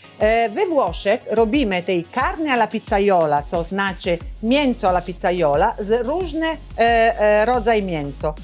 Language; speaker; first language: Polish; non-native, learner; Italian